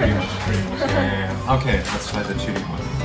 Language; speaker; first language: English; non-native, fluent; German